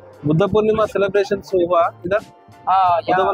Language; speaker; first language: Hindi; non-native, local second language; Telugu